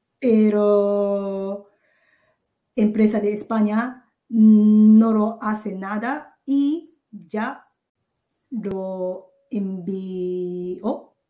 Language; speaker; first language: Spanish; non-native, learner; Japanese